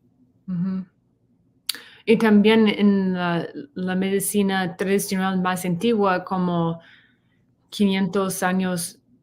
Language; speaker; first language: Spanish; non-native, fluent; English